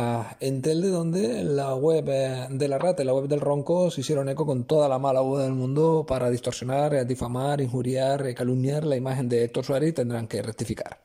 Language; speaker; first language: Spanish; native; Spanish